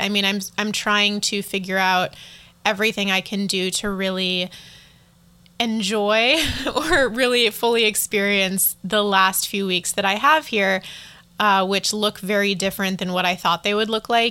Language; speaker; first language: English; native; English